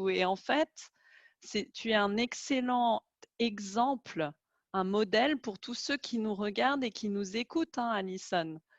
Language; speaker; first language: French; native; French